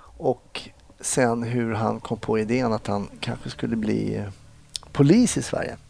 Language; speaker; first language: Swedish; native; Swedish